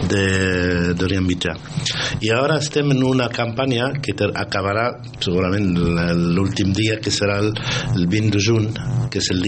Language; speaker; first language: Catalan; non-native, fluent; Arabic